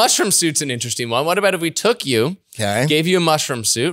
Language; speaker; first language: English; native; English